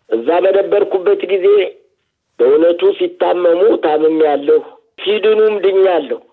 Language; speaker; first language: Amharic; native; Amharic